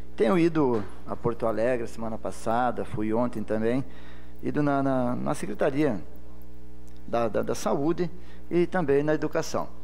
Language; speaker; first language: Portuguese; native; Portuguese